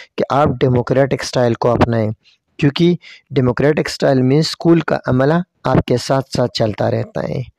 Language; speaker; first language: Urdu; non-native, local second language; Pashto